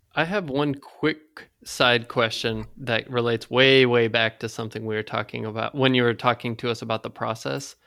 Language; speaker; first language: English; native; English